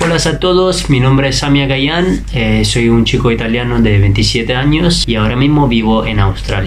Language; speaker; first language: Spanish; non-native, fluent; Italian